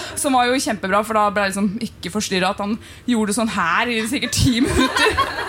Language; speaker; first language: Norwegian; early bilingual, other home language; Turkish